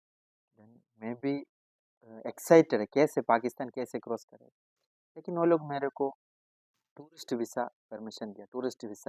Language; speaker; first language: Hindi; non-native, local second language; Malayalam